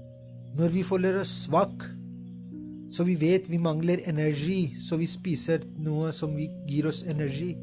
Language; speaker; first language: Norwegian; non-native, fluent; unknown